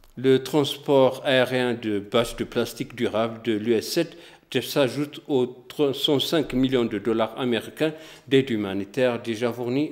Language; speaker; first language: French; non-native, fluent; Amharic